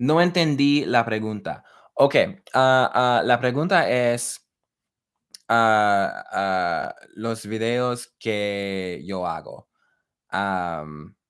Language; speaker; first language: Spanish; non-native, learner; English